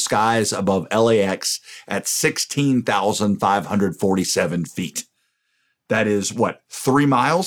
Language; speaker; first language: English; native; English